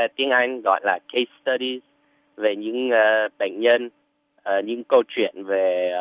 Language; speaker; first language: Vietnamese; non-native, fluent; English